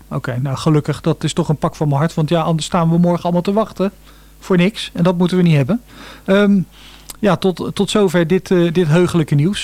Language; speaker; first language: Dutch; native; Dutch